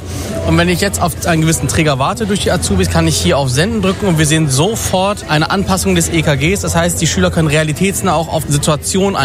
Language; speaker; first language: German; native; German